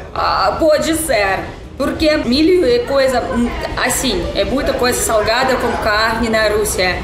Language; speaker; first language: Portuguese; non-native, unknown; Russian